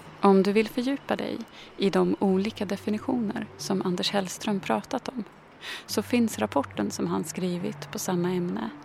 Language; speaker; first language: Swedish; native; Swedish